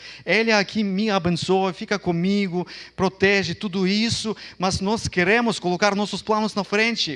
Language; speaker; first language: Portuguese; non-native, fluent; Ukrainian